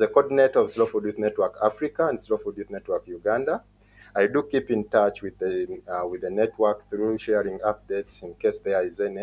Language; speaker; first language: English; non-native, local second language; Ganda